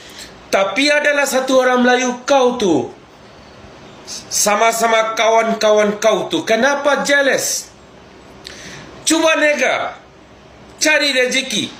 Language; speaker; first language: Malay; non-native, fluent; Bangla